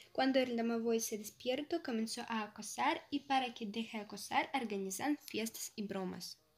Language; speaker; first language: Spanish; non-native, learner; Russian